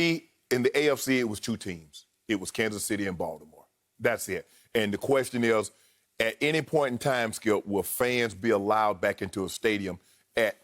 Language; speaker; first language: English; native; English